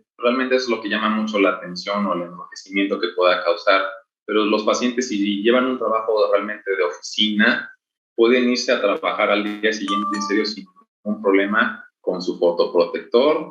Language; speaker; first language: Spanish; native; Spanish